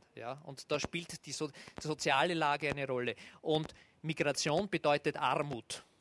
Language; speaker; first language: German; native; German